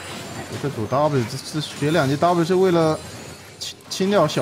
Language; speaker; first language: Chinese; native; Chinese